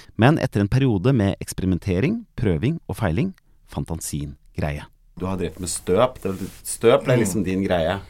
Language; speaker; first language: Norwegian; native; Norwegian